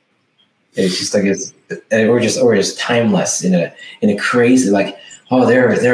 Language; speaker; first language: English; non-native, fluent; Swedish